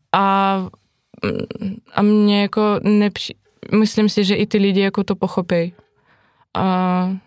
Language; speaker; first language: Czech; non-native, fluent; Ukrainian